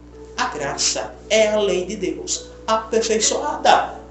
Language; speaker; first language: Portuguese; native; Portuguese